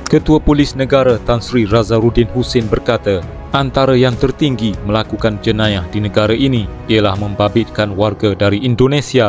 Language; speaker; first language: Malay; native; Malay